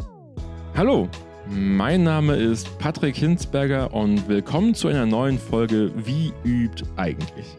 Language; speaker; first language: German; native; German